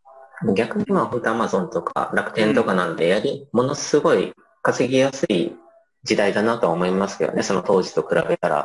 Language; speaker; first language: Japanese; native; Japanese